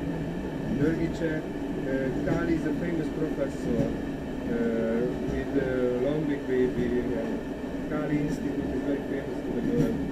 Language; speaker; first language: English; non-native, learner; Hungarian